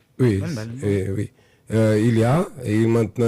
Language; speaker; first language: French; non-native, fluent; Portuguese